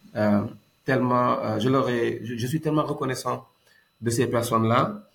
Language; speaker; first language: French; non-native, local second language; Wolof